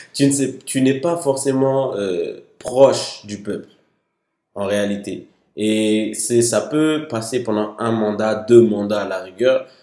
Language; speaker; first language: French; non-native, local second language; Bambara